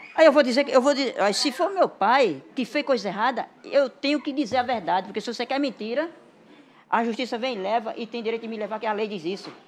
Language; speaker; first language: Portuguese; native; Portuguese